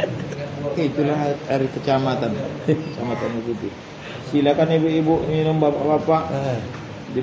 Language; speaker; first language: Indonesian; native; Indonesian